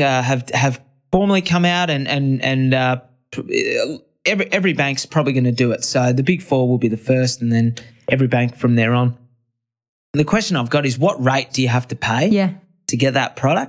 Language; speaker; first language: English; native; English